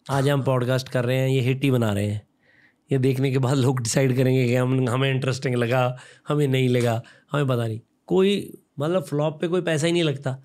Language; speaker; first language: Hindi; non-native, local second language; Punjabi